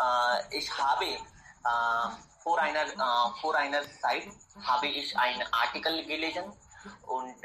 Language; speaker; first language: German; non-native, learner; Hindi